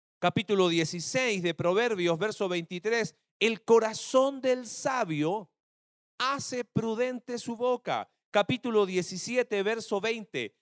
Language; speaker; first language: Spanish; native; Spanish